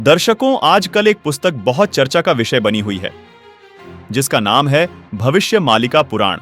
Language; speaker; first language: Hindi; native; Hindi